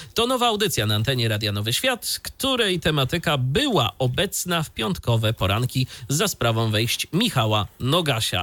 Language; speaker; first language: Polish; native; Polish